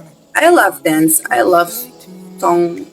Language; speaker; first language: English; non-native, learner; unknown